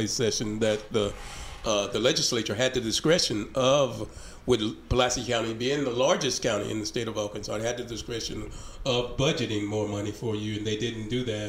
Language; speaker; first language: English; native; English